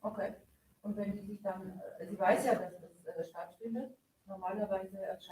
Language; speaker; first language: German; non-native, fluent; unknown